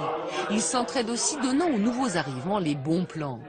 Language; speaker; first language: French; native; French